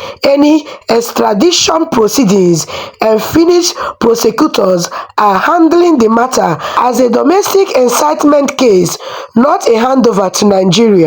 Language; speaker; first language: English; non-native, local second language; Igbo